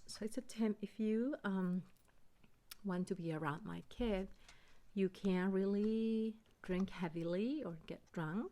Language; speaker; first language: English; early bilingual, other home language; Spanish